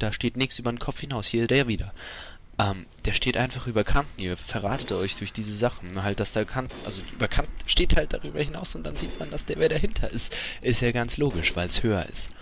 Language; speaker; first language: German; native; German